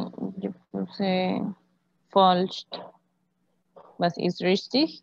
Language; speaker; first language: German; non-native, learner; Spanish